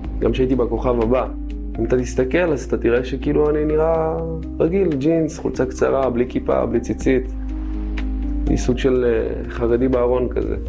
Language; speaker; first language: Hebrew; early bilingual, other home language; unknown